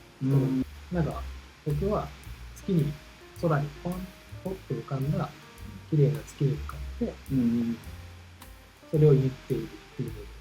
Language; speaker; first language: Japanese; native; Japanese